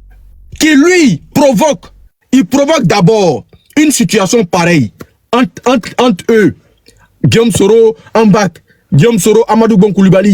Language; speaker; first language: French; native; French